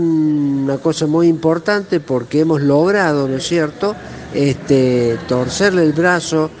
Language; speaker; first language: Spanish; native; Spanish